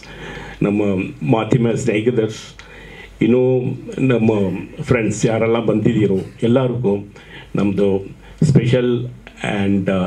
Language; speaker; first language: Kannada; non-native, learner; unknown